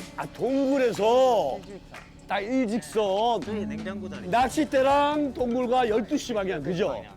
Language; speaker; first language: Korean; native; Korean